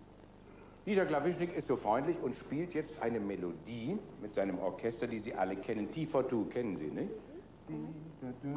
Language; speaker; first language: German; native; German